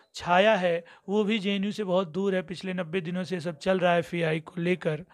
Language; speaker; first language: Hindi; native; Hindi